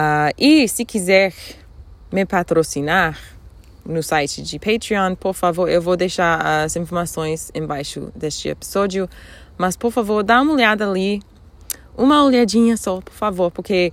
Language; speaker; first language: Portuguese; non-native, fluent; English